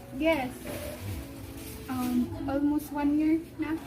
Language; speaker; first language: English; non-native, local second language; Cebuano